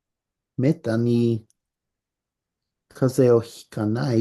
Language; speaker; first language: Japanese; non-native, learner; English